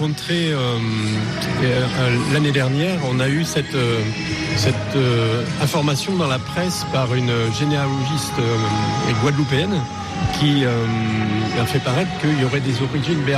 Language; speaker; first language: French; native; French